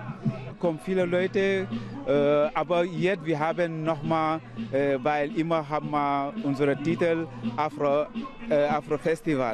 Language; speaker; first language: German; non-native, learner; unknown